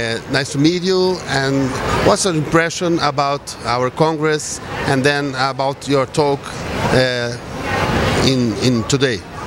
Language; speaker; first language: English; non-native, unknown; Portuguese